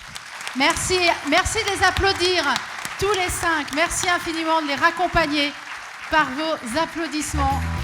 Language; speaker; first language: French; native; French